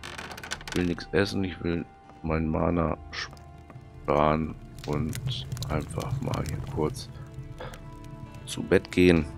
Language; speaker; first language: German; native; German